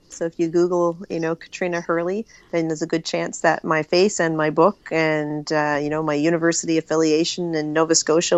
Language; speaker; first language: English; native; English